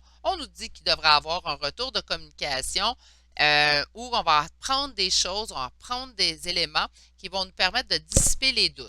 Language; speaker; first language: French; native; French